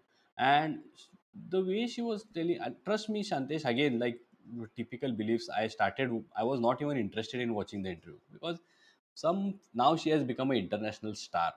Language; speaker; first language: English; non-native, local second language; Marathi